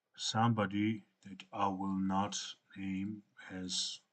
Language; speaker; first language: English; non-native, fluent; Georgian